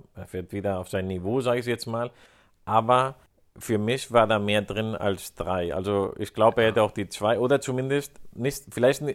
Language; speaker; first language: German; non-native, fluent; Spanish